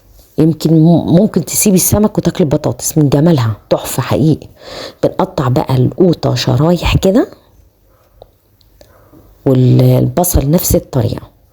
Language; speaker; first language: Arabic; native; Arabic